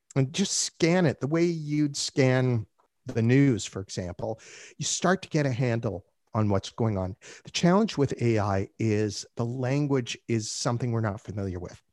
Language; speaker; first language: English; native; English